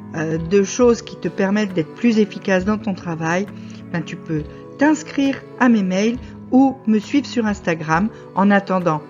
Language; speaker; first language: French; native; French